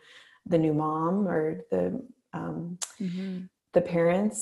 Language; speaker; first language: English; native; English